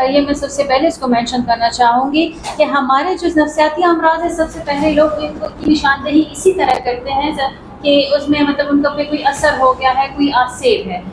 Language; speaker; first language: Urdu; non-native, local second language; Pashto